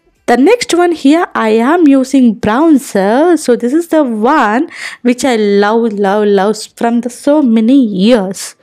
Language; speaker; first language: English; non-native, local second language; Telugu